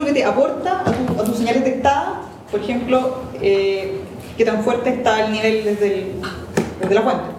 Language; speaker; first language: Spanish; native; Spanish